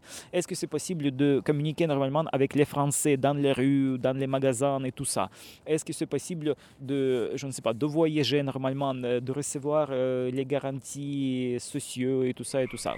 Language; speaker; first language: French; non-native, fluent; Russian